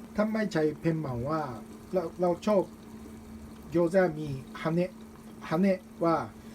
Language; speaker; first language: Thai; non-native, learner; Japanese